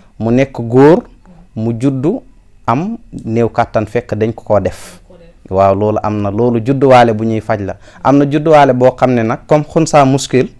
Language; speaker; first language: Wolof; non-native, local second language; Fula